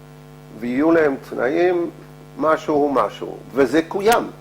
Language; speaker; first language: Hebrew; non-native, fluent; Dutch